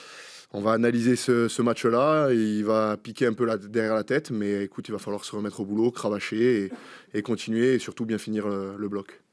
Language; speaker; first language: French; native; French